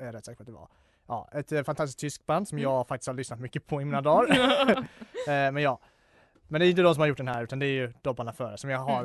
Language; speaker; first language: Swedish; native; Swedish